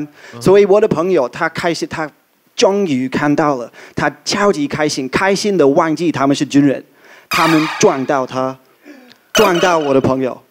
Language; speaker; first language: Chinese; non-native, fluent; English